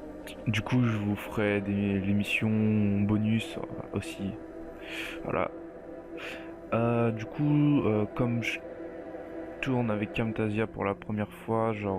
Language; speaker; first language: French; native; French